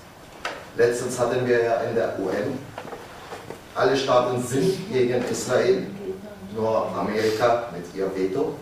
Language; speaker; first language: German; non-native, fluent; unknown